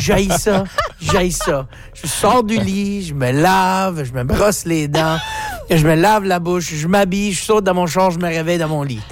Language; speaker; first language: French; native; French